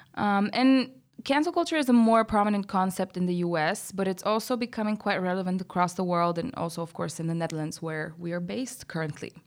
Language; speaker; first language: English; non-native, fluent; Bulgarian